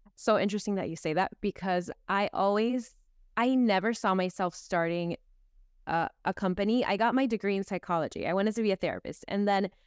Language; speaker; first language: English; early bilingual, other home language; Spanish